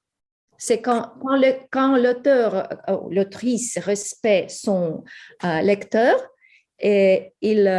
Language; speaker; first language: French; non-native, fluent; Ukrainian